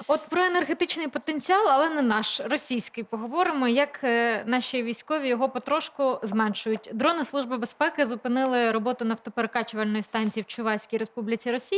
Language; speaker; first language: Ukrainian; native; Ukrainian